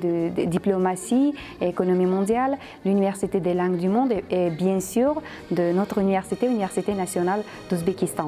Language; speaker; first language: French; non-native, fluent; Uzbek